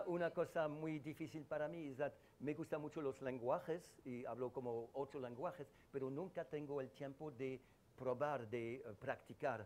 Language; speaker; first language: Spanish; non-native, fluent; French